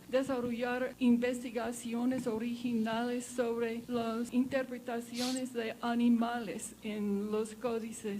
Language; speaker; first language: Spanish; non-native, fluent; English